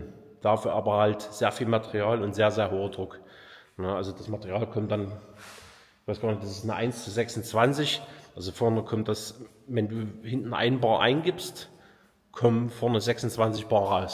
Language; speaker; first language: German; native; German